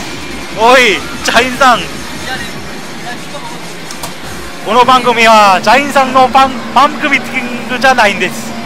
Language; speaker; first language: Japanese; non-native, learner; Korean